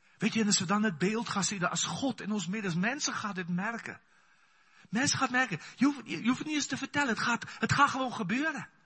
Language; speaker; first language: Dutch; non-native, fluent; Afrikaans